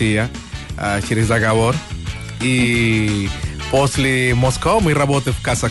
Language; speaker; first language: Russian; non-native, learner; Spanish